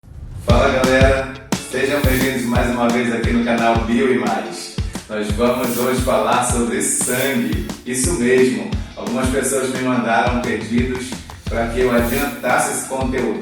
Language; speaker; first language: Portuguese; native; Portuguese